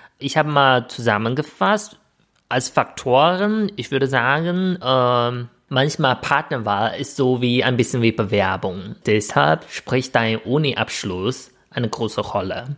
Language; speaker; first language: German; non-native, fluent; Chinese